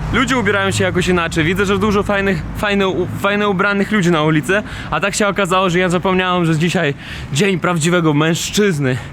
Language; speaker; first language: Polish; non-native, fluent; Russian